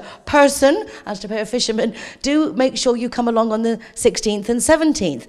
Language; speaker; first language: English; native; English